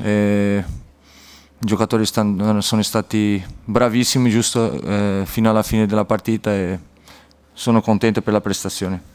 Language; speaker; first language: Italian; non-native, fluent; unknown